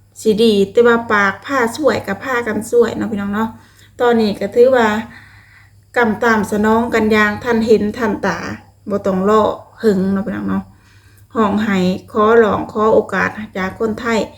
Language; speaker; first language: Thai; non-native, local second language; Lao